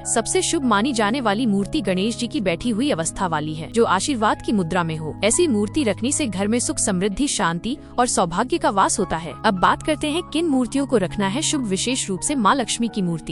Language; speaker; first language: Hindi; native; Hindi